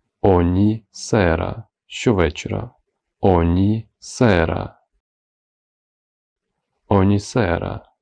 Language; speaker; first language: Italian; non-native, learner; Ukrainian